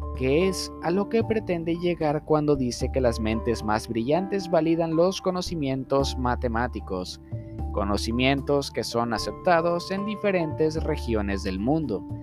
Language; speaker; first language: Spanish; native; Spanish